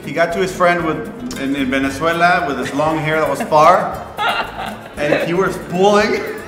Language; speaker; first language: English; non-native, fluent; Spanish